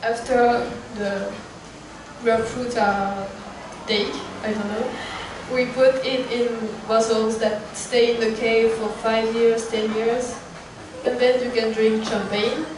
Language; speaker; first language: English; non-native, fluent; French